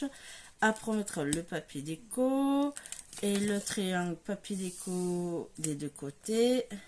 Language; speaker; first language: French; native; French